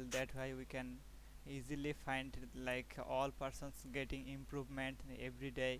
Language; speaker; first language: English; non-native, learner; Bangla